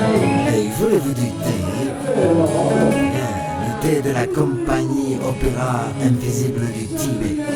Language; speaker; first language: French; native; French